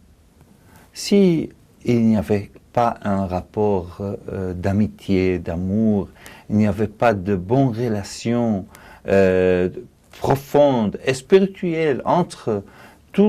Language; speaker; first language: French; non-native, fluent; Arabic